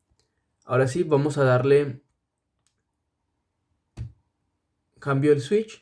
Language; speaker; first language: Spanish; native; Spanish